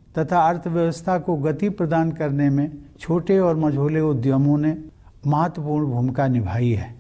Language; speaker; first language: Hindi; native; Hindi